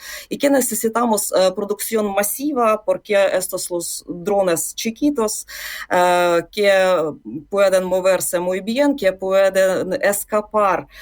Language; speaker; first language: Spanish; non-native, fluent; Ukrainian